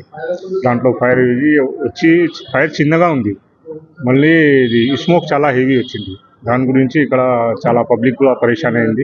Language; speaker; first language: Telugu; non-native, local second language; Urdu